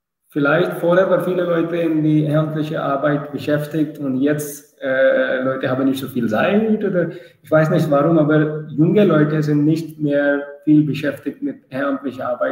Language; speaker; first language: German; non-native, learner; Urdu